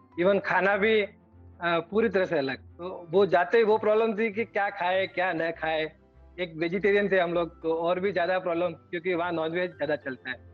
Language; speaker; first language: Hindi; native; Hindi